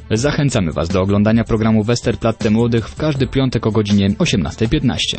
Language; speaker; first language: Polish; native; Polish